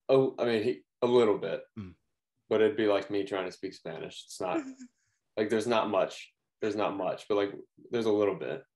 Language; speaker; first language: English; native; English